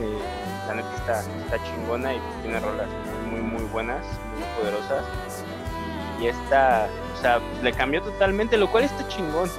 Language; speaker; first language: Spanish; native; Spanish